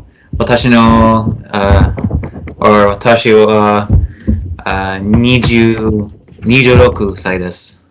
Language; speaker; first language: Japanese; non-native, learner; English